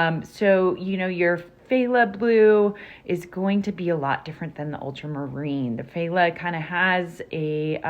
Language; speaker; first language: English; native; English